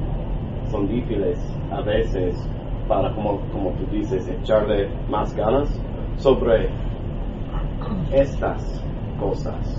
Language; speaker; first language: Spanish; non-native, learner; English